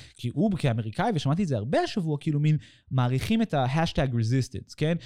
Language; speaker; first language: Hebrew; native; Hebrew